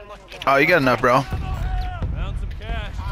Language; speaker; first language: English; native; English